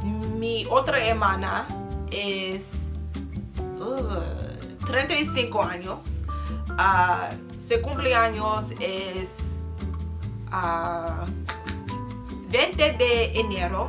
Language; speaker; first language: Spanish; non-native, learner; English